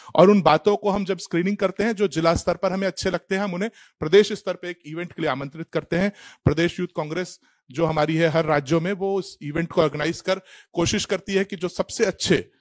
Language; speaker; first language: Hindi; native; Hindi